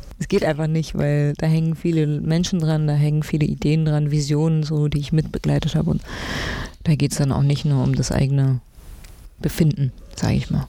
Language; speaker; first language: German; early bilingual, other home language; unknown